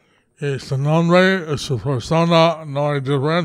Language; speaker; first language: Spanish; non-native, learner; English